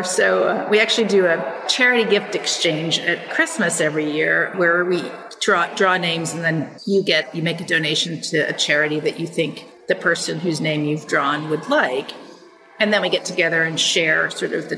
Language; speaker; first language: English; native; English